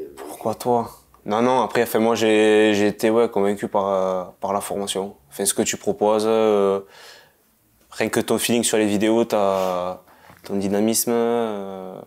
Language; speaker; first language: French; native; French